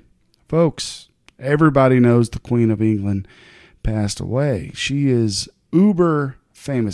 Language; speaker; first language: English; native; English